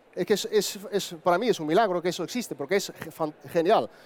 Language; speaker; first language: Spanish; non-native, fluent; Dutch